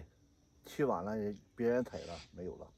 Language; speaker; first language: Chinese; native; Chinese